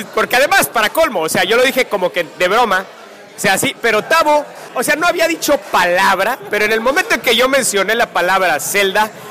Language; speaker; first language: Spanish; native; Spanish